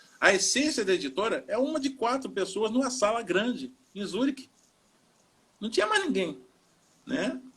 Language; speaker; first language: Portuguese; native; Portuguese